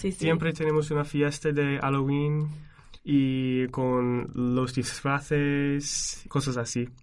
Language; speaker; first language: Spanish; non-native, fluent; English